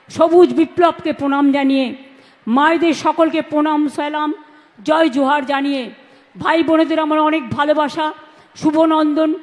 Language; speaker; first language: Bangla; native; Bangla